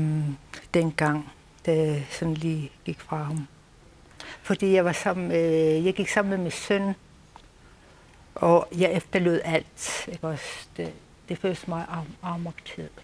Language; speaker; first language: Danish; non-native, local second language; Kalaallisut